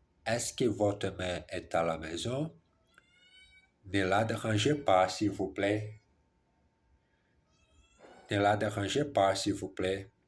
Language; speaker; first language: French; non-native, learner; Portuguese